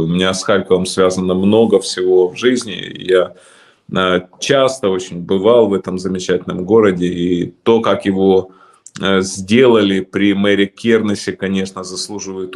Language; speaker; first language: Russian; native; Russian